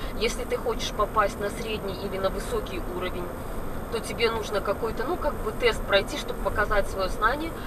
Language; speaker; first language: Russian; native; Russian